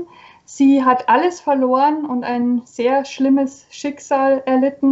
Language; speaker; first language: German; native; German